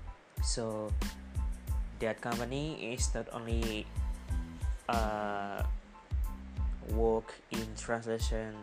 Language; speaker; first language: English; non-native, learner; Indonesian